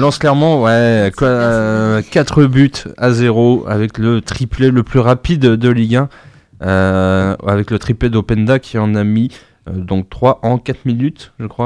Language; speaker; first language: French; native; French